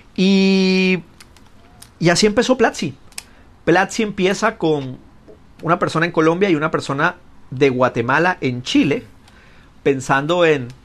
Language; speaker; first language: Spanish; native; Spanish